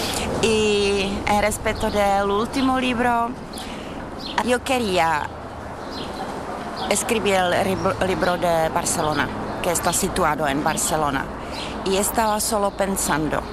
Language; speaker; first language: Spanish; non-native, fluent; Czech